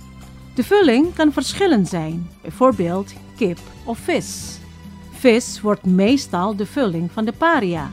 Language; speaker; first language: Dutch; non-native, fluent; Indonesian